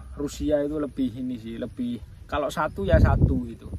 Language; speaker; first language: Indonesian; native; Indonesian